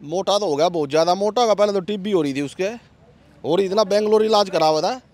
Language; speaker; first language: Hindi; native; Hindi